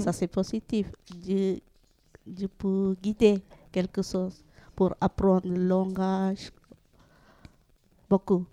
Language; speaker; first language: French; non-native, learner; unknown